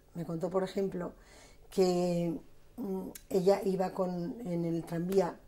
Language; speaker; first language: Spanish; native; Spanish